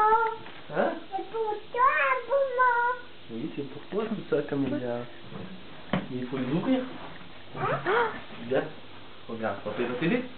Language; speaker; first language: French; native; French